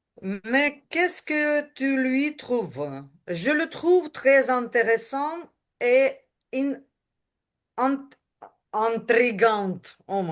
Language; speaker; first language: French; non-native, learner; Ukrainian